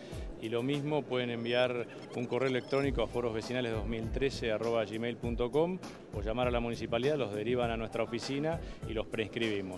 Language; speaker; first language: Spanish; native; Spanish